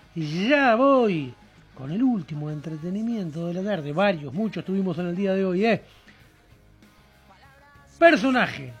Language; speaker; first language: Spanish; native; Spanish